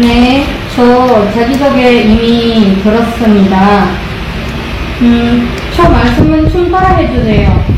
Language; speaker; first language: Korean; non-native, learner; Indonesian